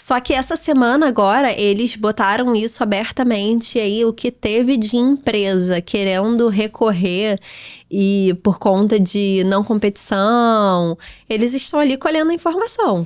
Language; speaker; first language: Portuguese; native; Portuguese